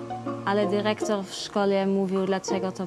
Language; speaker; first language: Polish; early bilingual, heritage; Dutch